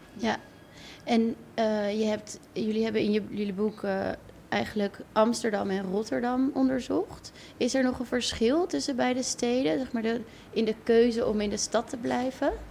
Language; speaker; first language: Dutch; native; Dutch